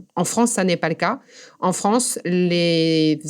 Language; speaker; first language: French; native; French